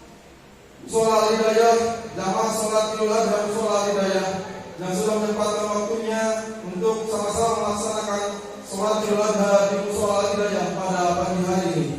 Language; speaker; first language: Indonesian; native; Indonesian